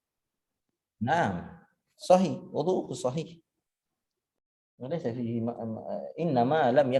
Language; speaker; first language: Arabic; non-native, fluent; Indonesian